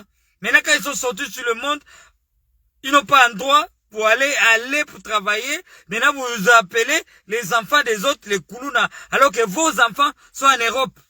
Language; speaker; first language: French; non-native, local second language; Lingala